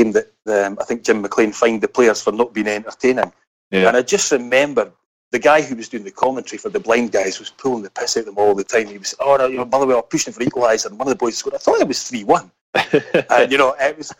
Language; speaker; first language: English; native; English